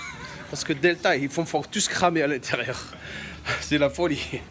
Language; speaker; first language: French; non-native, local second language; Arabic